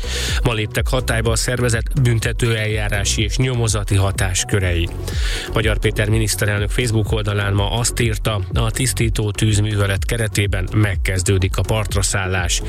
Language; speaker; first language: Hungarian; native; Hungarian